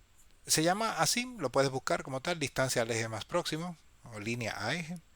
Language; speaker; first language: Spanish; native; Spanish